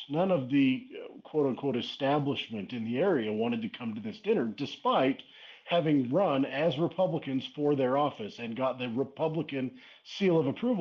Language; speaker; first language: English; native; English